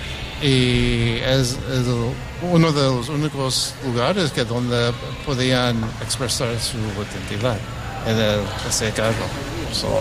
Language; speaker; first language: Spanish; early bilingual, heritage; English